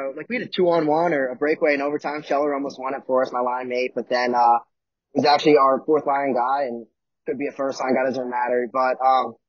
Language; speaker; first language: English; native; English